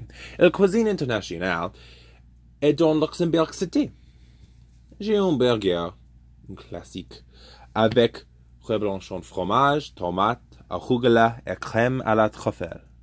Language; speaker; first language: French; non-native, learner; English